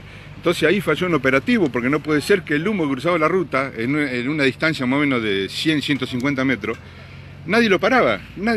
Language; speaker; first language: Spanish; native; Spanish